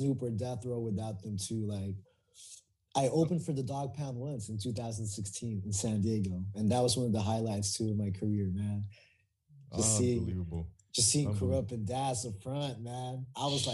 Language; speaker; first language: English; early bilingual, other home language; Filipino